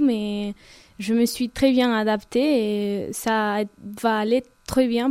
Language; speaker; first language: French; non-native, fluent; Spanish